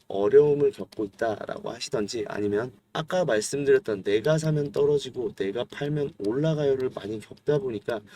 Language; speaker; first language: Korean; native; Korean